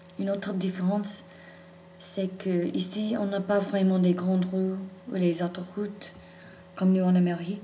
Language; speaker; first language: French; non-native, fluent; English